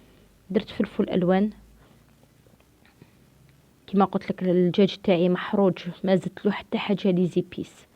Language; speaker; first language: Arabic; native; Arabic